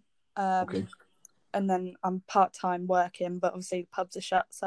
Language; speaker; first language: English; native; English